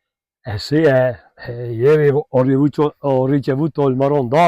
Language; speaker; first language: Italian; non-native, local second language; Venetian